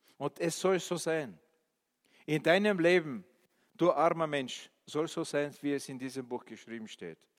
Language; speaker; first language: German; non-native, fluent; Bulgarian